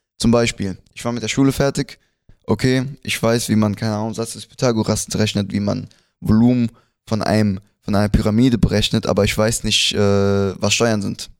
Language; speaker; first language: German; early bilingual, other home language; Spanish